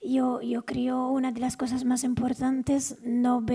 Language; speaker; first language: Spanish; non-native, fluent; Arabic